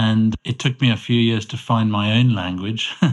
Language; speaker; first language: English; native; English